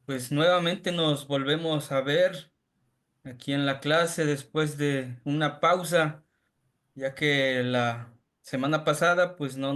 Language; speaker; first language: Spanish; native; Spanish